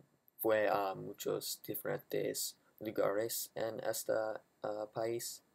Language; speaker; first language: Spanish; non-native, learner; English